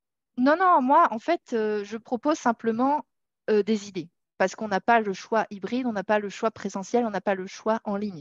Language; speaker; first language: French; native; French